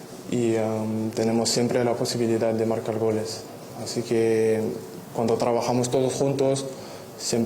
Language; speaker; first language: Spanish; non-native, fluent; French